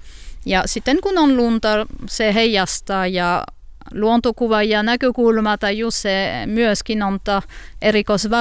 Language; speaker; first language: Finnish; non-native, learner; French